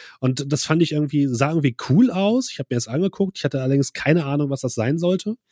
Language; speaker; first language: German; native; German